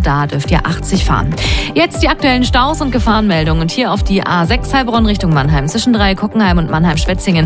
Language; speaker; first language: German; native; German